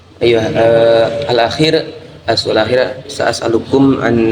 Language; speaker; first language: Arabic; non-native, learner; Indonesian